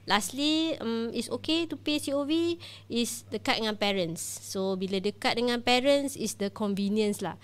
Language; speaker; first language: Malay; native; Malay